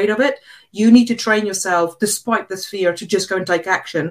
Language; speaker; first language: English; non-native, local second language; Afrikaans